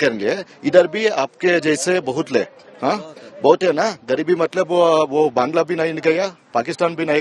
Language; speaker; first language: Hindi; non-native, local second language; Kannada